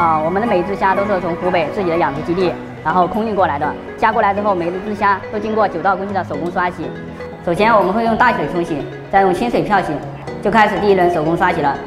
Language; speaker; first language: Chinese; native; Chinese